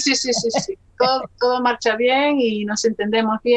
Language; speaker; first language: Spanish; native; Spanish